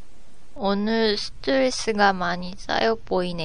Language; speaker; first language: Korean; non-native, learner; Japanese